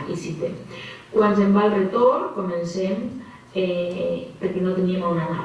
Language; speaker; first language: Catalan; native; Catalan